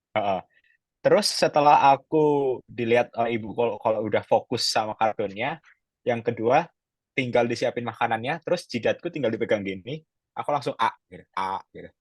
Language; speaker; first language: Indonesian; native; Indonesian